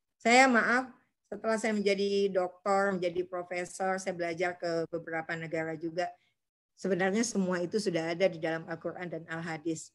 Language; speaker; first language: Indonesian; native; Indonesian